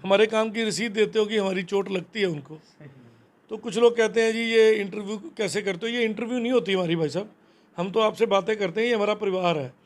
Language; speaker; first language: Hindi; non-native, local second language; Punjabi